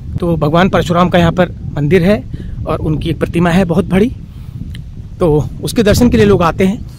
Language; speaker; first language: Hindi; native; Hindi